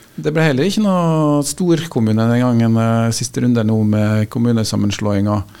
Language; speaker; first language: Norwegian; native; Norwegian